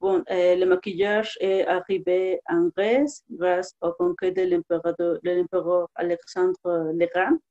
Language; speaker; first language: French; non-native, learner; Spanish